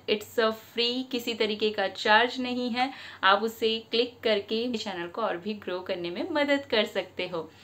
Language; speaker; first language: Hindi; non-native, local second language; Bangla